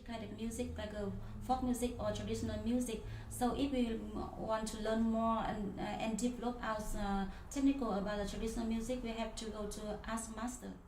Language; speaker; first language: English; non-native, learner; Vietnamese